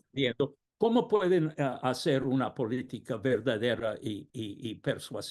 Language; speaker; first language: Spanish; non-native, fluent; English